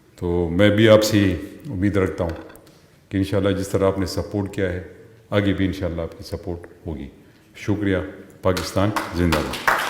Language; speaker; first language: Urdu; non-native, local second language; Pashto